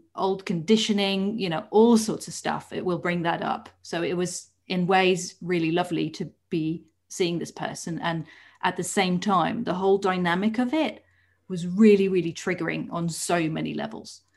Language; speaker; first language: English; non-native, fluent; Dutch